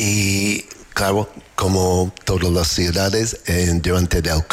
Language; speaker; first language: Spanish; non-native, learner; English